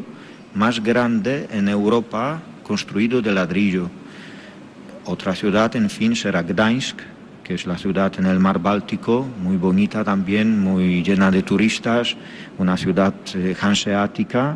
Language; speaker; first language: Spanish; non-native, fluent; Polish